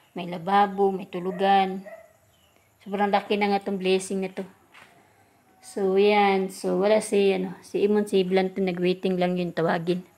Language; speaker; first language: Filipino; non-native, local second language; Cebuano